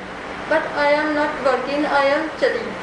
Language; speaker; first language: English; non-native, learner; Punjabi